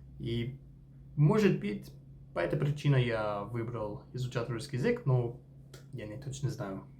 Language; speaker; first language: Russian; non-native, fluent; English